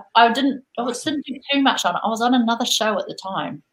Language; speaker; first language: English; native; English